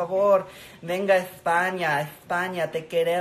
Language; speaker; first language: Spanish; non-native, learner; English